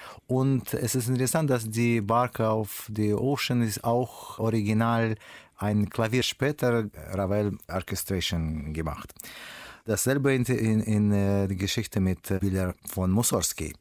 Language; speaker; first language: German; non-native, learner; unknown